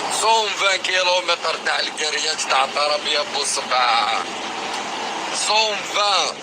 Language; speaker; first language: Arabic; native; Arabic